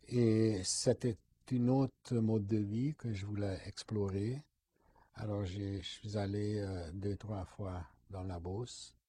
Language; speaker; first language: French; non-native, fluent; Hungarian